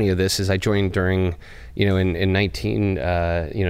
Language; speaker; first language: English; native; English